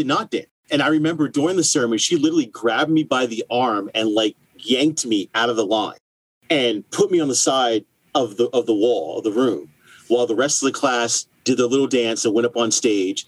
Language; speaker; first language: English; native; English